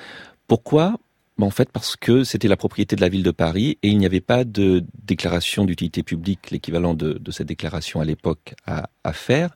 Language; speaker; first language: French; native; French